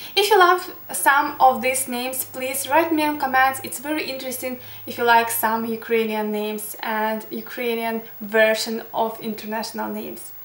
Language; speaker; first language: English; non-native, learner; Ukrainian